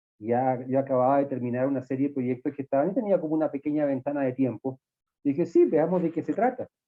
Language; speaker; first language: Spanish; native; Spanish